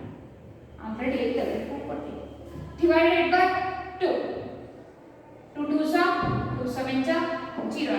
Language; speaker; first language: English; non-native, local second language; Kannada